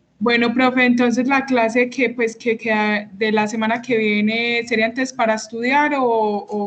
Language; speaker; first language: Spanish; native; Spanish